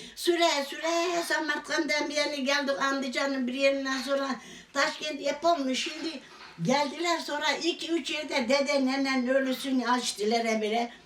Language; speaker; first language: Turkish; native; Turkish